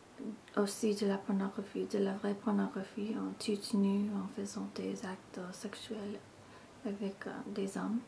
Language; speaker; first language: French; non-native, learner; English